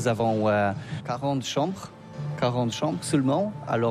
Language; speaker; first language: French; non-native, learner; Polish